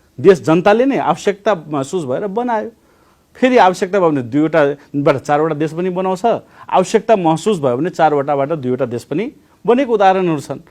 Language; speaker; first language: Nepali; non-native, local second language; Maithili